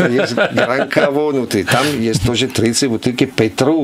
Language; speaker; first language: Russian; non-native, learner; Italian